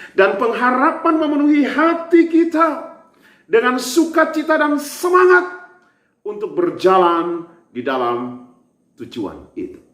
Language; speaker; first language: Indonesian; native; Indonesian